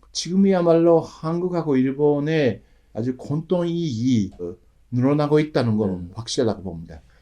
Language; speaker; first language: Korean; non-native, fluent; Japanese